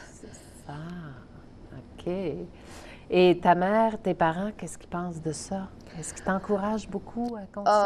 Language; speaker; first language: French; native; French